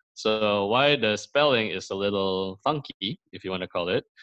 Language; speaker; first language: English; early bilingual, other home language; Indonesian